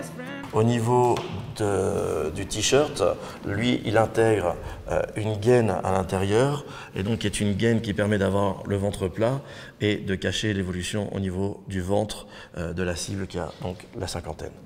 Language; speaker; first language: French; native; French